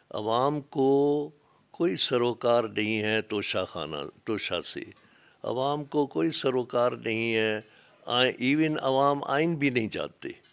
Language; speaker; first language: Urdu; non-native, local second language; Sindhi